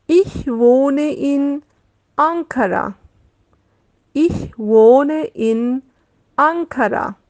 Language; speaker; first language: German; non-native, fluent; Turkish